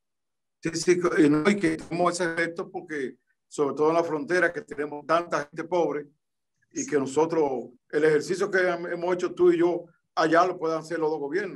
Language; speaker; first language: Spanish; native; Spanish